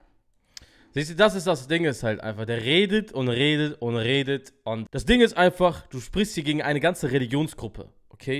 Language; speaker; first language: German; native; German